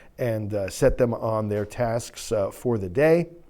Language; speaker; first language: English; native; English